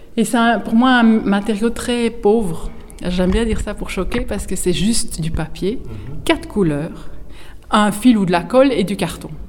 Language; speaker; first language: French; native; French